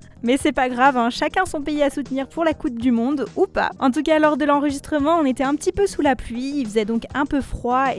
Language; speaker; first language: French; native; French